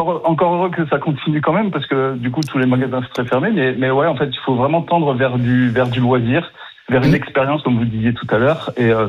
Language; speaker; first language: French; native; French